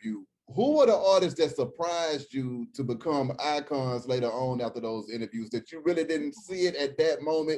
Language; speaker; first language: English; native; English